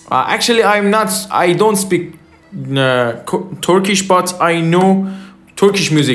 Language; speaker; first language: English; non-native, learner; Persian